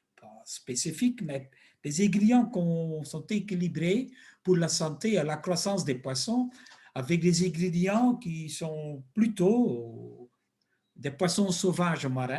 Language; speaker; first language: French; non-native, local second language; Dutch